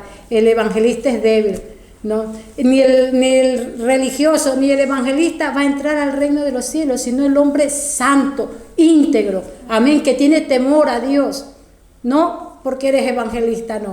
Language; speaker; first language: Spanish; native; Spanish